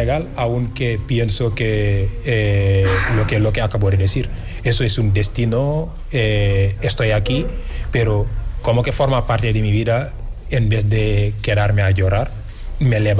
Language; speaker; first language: Spanish; non-native, fluent; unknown